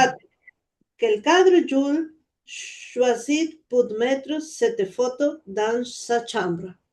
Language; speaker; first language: French; non-native, learner; Spanish